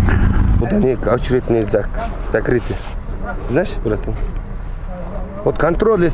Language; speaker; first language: Russian; native; Russian